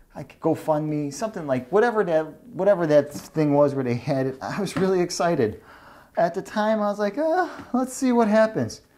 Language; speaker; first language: English; native; English